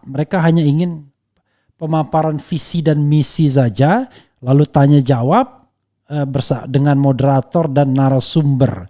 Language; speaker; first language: Indonesian; native; Indonesian